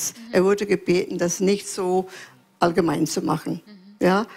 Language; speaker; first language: German; non-native, fluent; English